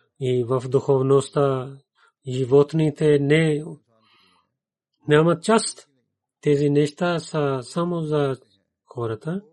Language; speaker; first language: Bulgarian; non-native, learner; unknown